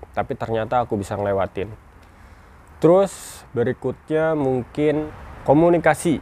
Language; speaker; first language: Indonesian; native; Indonesian